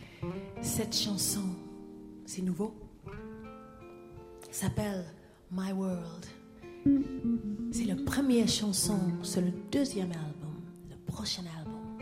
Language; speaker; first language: French; non-native, learner; English